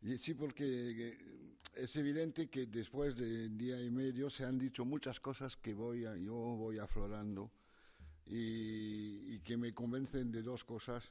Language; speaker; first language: Spanish; non-native, fluent; French